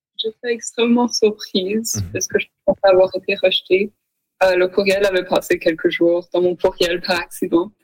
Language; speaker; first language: French; native; French